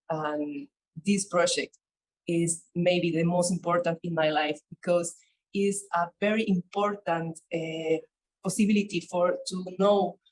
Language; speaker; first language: English; non-native, learner; Spanish